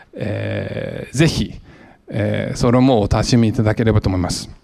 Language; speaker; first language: Japanese; non-native, fluent; English